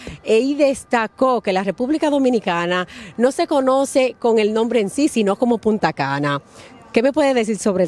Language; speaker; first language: Spanish; native; Spanish